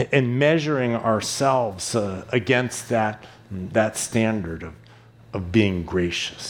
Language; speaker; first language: English; native; English